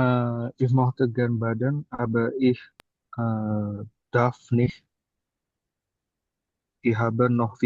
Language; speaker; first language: German; non-native, learner; Indonesian